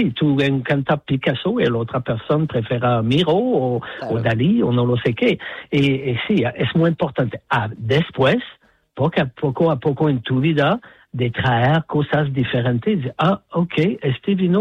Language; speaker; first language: Spanish; non-native, fluent; English